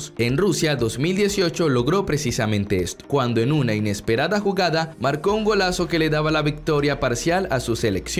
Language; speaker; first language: Spanish; native; Spanish